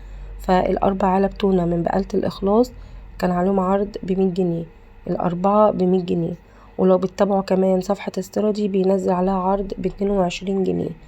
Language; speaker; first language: Arabic; native; Arabic